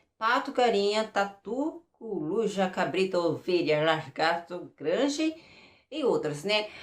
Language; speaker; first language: Portuguese; early bilingual, other home language; Japanese